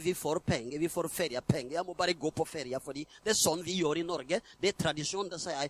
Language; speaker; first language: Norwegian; non-native, fluent; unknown